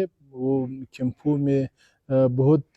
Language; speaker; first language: Hindi; non-native, fluent; Pashto